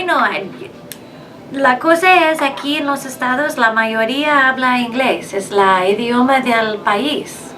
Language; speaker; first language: Spanish; non-native, fluent; English